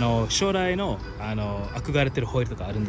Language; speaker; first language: Japanese; non-native, fluent; English